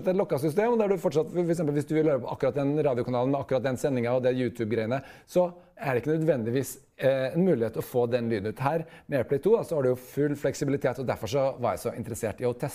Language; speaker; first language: Norwegian; native; Norwegian